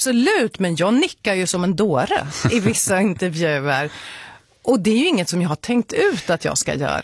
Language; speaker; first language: Swedish; native; Swedish